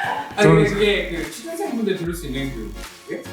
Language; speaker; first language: Korean; native; Korean